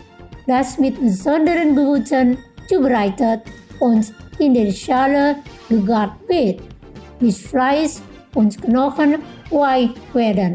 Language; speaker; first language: German; non-native, fluent; Indonesian